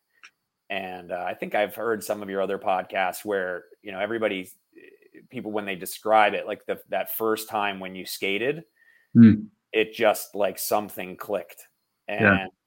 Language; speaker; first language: English; native; English